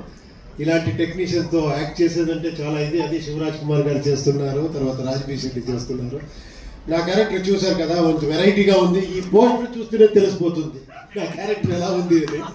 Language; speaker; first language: Telugu; non-native, fluent; Kannada